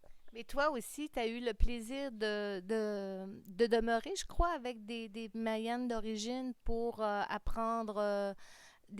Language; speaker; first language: French; native; French